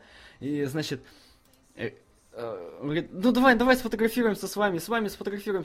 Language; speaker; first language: Russian; native; Russian